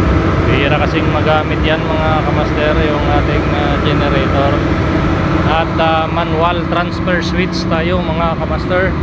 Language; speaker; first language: Filipino; native; Filipino